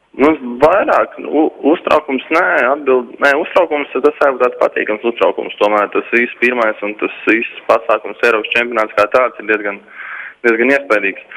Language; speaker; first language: Latvian; native; Latvian